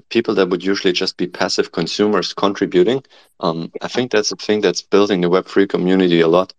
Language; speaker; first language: English; non-native, fluent; German